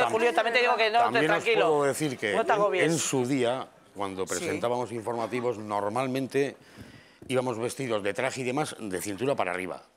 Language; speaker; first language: Spanish; native; Spanish